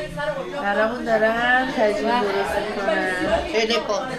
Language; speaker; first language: Persian; native; Persian